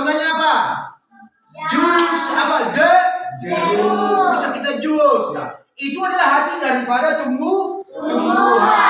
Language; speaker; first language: Indonesian; native; Indonesian